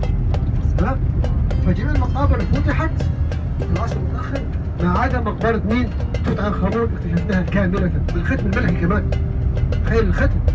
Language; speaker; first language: Arabic; native; Arabic